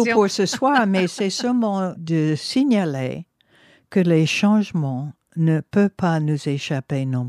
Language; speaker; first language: French; non-native, fluent; English